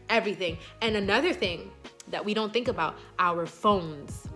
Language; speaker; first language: English; native; English